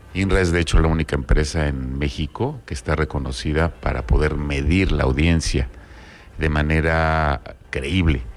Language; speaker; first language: Spanish; native; Spanish